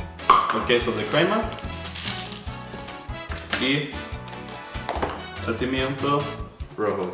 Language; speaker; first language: Spanish; non-native, learner; English